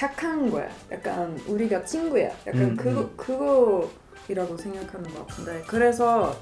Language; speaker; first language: Korean; non-native, learner; Swedish